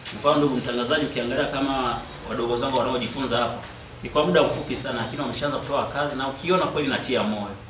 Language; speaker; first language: Swahili; native; Swahili